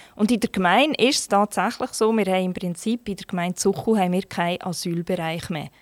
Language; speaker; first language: German; non-native, fluent; Turkish